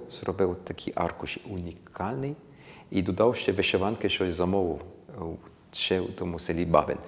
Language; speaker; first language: Ukrainian; early bilingual, heritage; Ukrainian